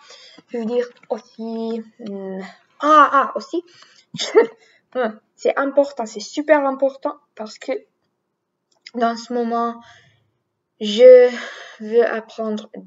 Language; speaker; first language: French; non-native, learner; English